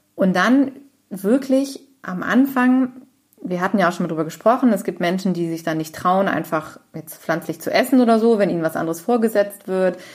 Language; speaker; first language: German; native; German